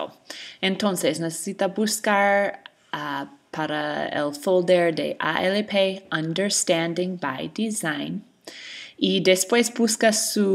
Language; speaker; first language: Spanish; non-native, learner; English